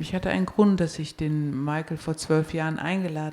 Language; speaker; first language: German; native; German